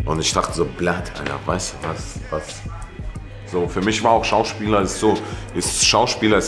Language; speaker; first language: German; early bilingual, other home language; Russian